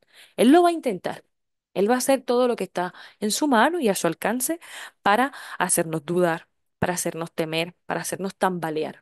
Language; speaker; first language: Spanish; native; Spanish